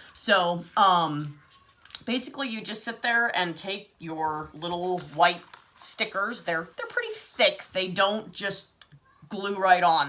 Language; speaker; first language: English; native; English